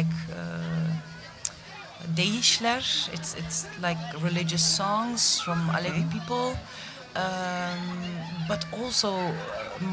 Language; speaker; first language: English; non-native, fluent; Dutch